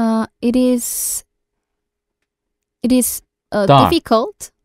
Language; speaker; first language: English; non-native, learner; Korean